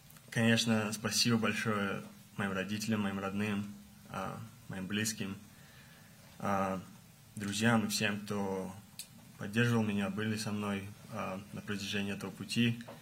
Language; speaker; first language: Russian; native; Russian